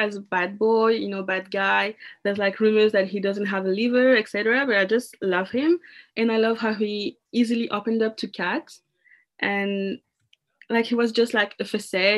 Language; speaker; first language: English; non-native, fluent; French